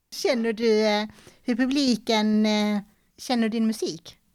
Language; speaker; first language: Swedish; native; Swedish